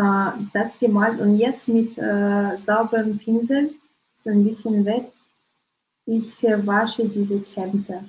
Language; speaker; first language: German; non-native, learner; Russian